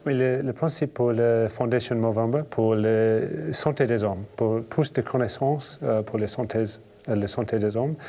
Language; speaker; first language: French; non-native, learner; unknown